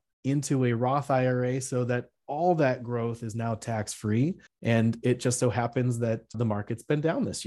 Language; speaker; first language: English; native; English